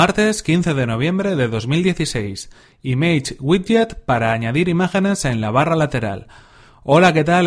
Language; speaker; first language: Spanish; native; Spanish